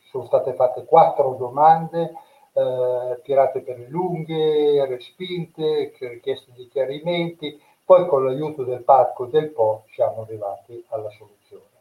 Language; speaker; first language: Italian; native; Italian